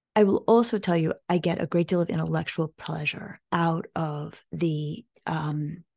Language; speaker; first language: English; native; English